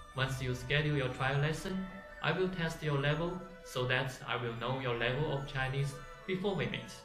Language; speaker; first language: English; non-native, fluent; Chinese